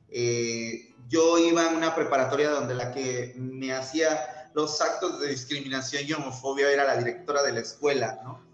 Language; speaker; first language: Spanish; native; Spanish